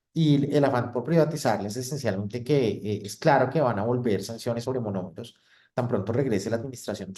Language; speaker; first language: Spanish; native; Spanish